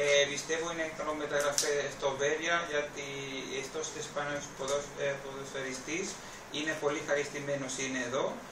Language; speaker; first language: Greek; non-native, learner; Spanish